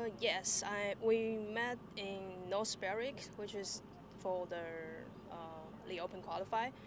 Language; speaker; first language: English; non-native, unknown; Chinese